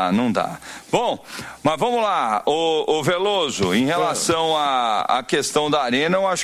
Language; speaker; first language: Portuguese; native; Portuguese